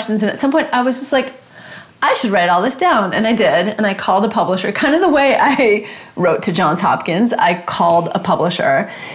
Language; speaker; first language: English; native; English